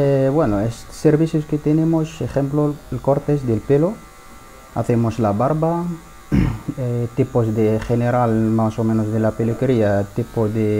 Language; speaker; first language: Spanish; non-native, learner; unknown